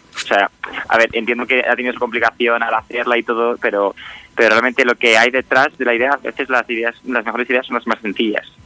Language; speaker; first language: Spanish; native; Spanish